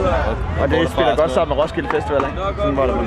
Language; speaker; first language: Danish; native; Danish